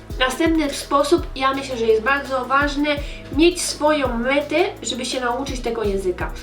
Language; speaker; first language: Polish; early bilingual, heritage; Polish